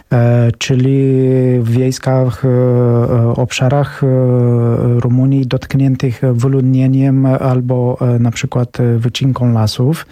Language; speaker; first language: Polish; non-native, fluent; Romanian